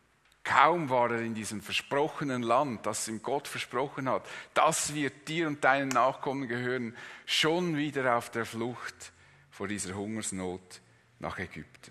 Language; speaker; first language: German; native; German